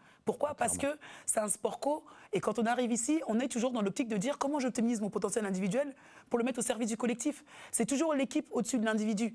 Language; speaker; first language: French; native; French